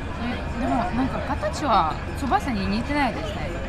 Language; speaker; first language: Japanese; non-native, learner; Lithuanian